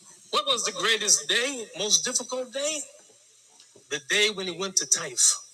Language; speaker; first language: English; native; English